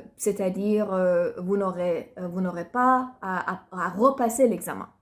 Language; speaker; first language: French; non-native, fluent; Persian